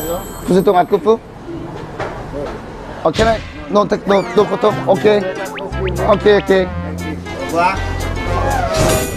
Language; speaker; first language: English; non-native, learner; Korean